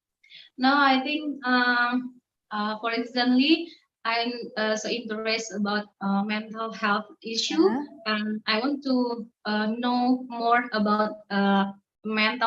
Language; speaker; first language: English; non-native, learner; Indonesian